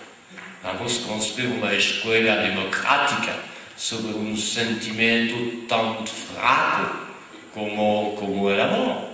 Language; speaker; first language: Spanish; non-native, fluent; French